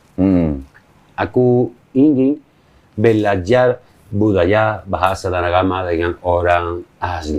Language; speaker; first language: Indonesian; non-native, learner; Spanish